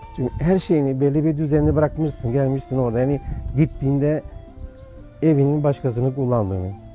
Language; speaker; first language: Turkish; native; Turkish